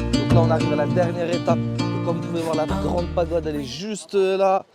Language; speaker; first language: French; native; French